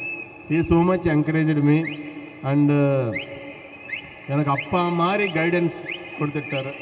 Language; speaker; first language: Tamil; non-native, learner; Telugu